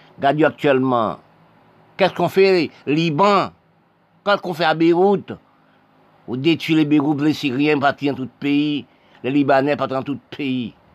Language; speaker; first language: French; non-native, local second language; Haitian Creole